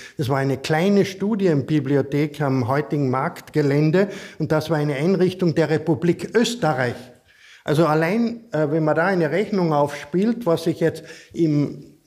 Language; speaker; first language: German; native; German